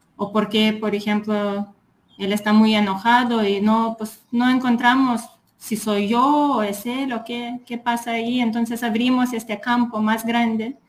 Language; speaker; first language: Spanish; non-native, fluent; Lithuanian